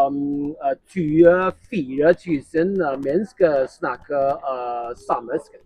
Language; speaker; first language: Norwegian; non-native, learner; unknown